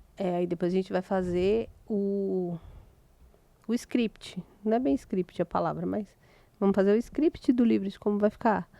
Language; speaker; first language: Portuguese; native; Portuguese